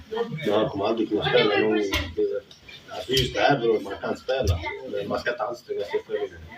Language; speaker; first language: Swedish; non-native, local second language; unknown